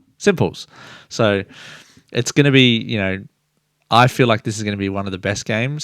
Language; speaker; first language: English; native; English